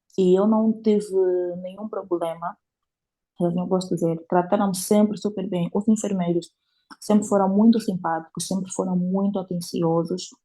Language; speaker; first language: Portuguese; native; Portuguese